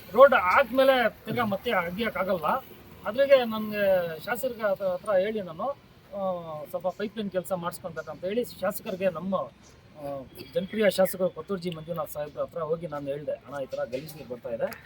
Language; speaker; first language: Kannada; non-native, local second language; Urdu